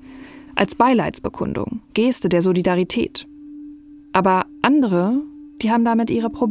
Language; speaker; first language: German; native; German